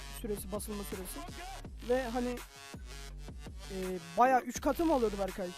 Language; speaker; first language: Turkish; native; Turkish